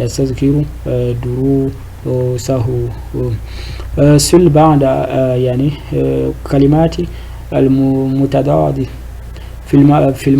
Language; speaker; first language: Arabic; non-native, fluent; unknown